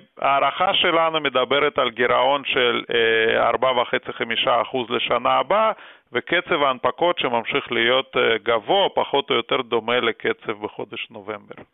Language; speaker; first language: Hebrew; early bilingual, other home language; Russian